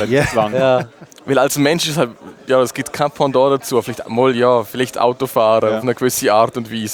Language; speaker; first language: German; native; German